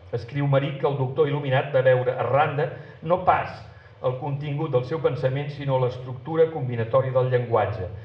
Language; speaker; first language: Catalan; native; Catalan